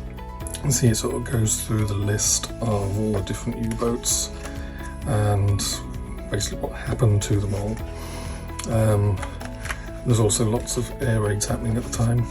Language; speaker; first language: English; native; English